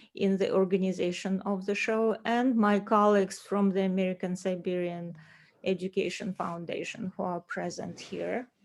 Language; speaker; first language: English; non-native, fluent; Russian